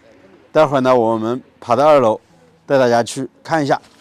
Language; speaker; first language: Chinese; native; Chinese